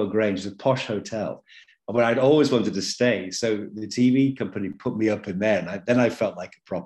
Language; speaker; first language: English; native; English